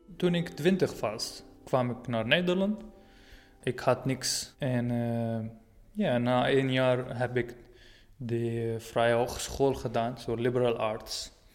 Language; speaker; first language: Dutch; non-native, fluent; Arabic